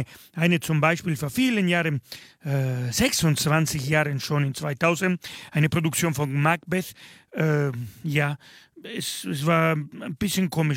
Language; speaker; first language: German; non-native, fluent; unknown